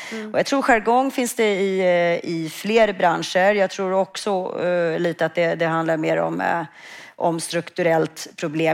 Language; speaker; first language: Swedish; native; Swedish